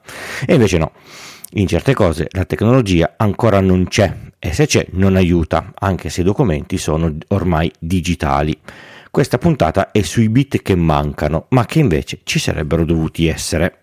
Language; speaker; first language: Italian; native; Italian